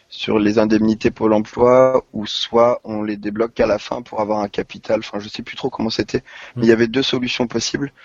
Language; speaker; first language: French; native; French